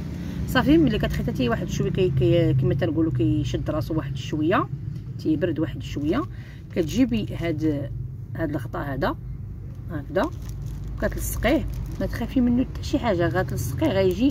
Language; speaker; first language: Arabic; native; Arabic